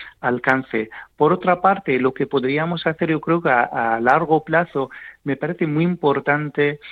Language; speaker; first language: Spanish; non-native, fluent; Arabic